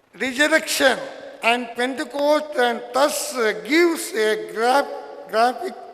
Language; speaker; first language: English; non-native, local second language; Telugu